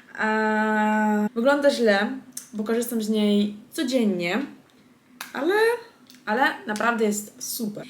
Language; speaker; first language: Polish; non-native, fluent; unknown